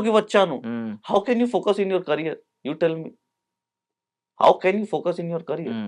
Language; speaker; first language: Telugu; non-native, local second language; Urdu